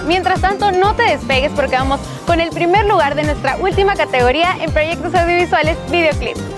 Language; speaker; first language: Spanish; native; Spanish